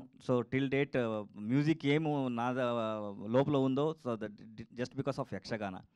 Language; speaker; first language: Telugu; non-native, learner; Kannada